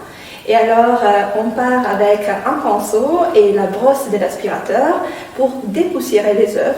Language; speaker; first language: French; non-native, fluent; Italian